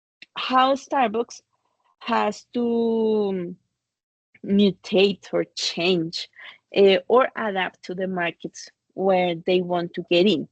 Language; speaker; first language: English; non-native, fluent; Spanish